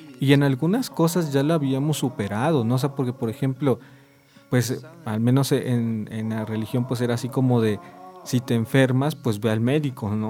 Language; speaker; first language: Spanish; native; Spanish